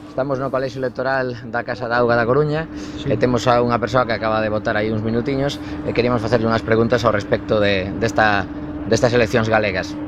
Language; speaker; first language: Galician; native; Galician